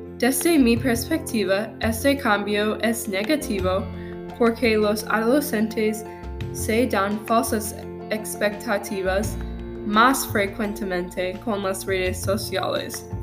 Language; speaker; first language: Spanish; non-native, learner; English